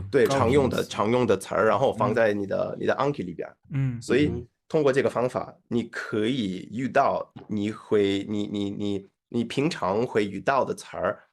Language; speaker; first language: Chinese; non-native, fluent; English